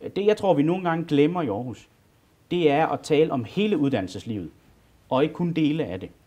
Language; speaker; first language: Danish; native; Danish